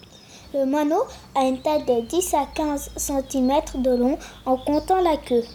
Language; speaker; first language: French; native; French